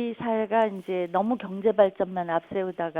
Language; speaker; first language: Korean; native; Korean